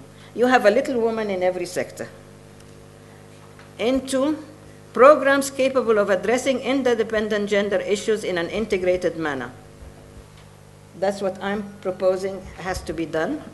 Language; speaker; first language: English; non-native, fluent; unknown